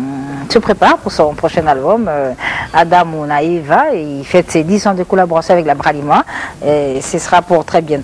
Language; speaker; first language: French; non-native, local second language; Lingala